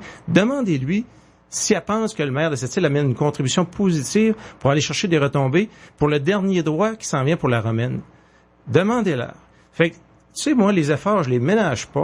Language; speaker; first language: French; native; French